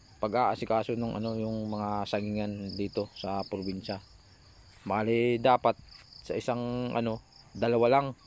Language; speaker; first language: Filipino; non-native, local second language; Bikol